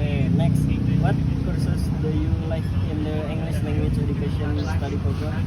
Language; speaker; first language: English; non-native, learner; Indonesian